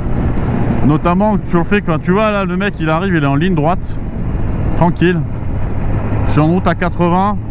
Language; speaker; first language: French; native; French